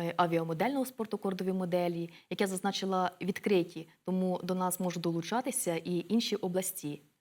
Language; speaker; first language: Ukrainian; native; Ukrainian